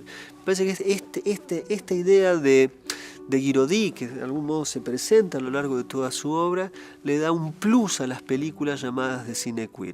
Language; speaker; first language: Spanish; native; Spanish